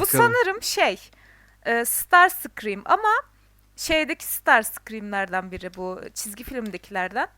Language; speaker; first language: Turkish; native; Turkish